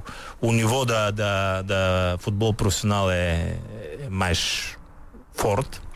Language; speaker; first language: Portuguese; non-native, learner; Bulgarian